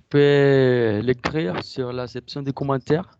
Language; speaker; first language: French; non-native, fluent; Spanish